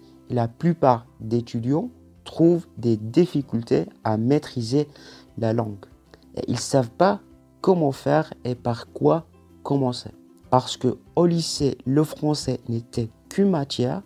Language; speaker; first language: French; non-native, local second language; Arabic